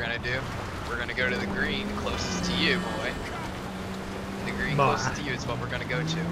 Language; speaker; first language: English; native; English